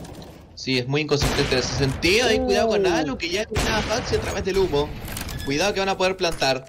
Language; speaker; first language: Spanish; native; Spanish